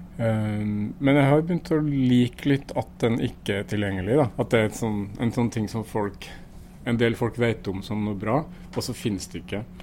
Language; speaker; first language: Norwegian; native; Norwegian